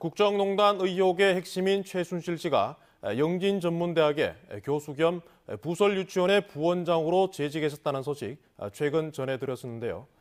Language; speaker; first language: Korean; native; Korean